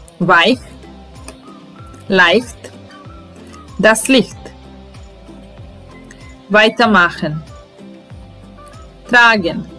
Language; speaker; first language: German; non-native, fluent; Serbian